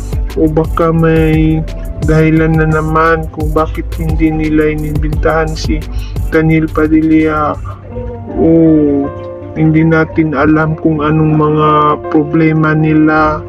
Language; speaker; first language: Filipino; native; Filipino